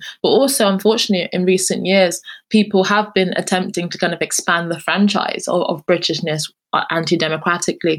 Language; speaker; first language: English; native; English